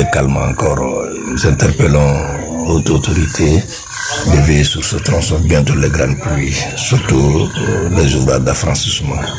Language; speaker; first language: French; non-native, local second language; Mandingo